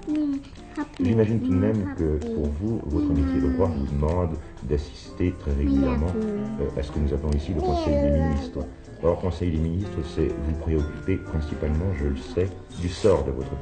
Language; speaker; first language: French; native; French